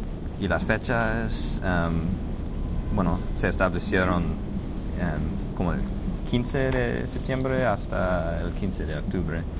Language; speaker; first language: Spanish; non-native, fluent; English